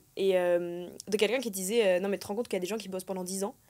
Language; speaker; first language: French; native; French